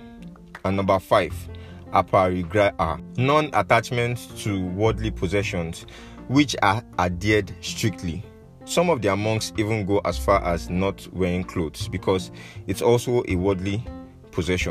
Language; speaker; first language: English; non-native, local second language; Yoruba